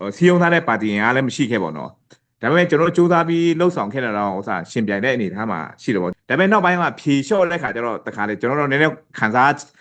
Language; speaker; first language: Burmese; non-native, local second language; Pa'o Karen